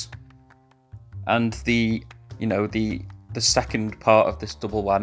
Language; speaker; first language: English; native; English